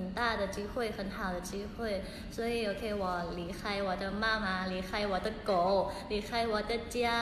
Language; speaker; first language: Chinese; non-native, learner; Thai